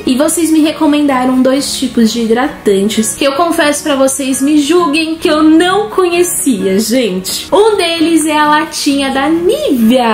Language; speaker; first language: Portuguese; native; Portuguese